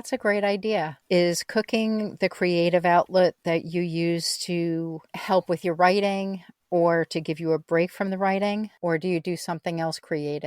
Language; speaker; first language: English; native; English